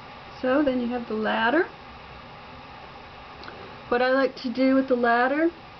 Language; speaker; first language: English; native; English